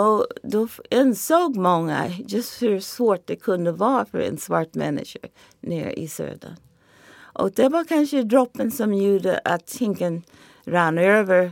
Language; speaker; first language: Swedish; non-native, fluent; English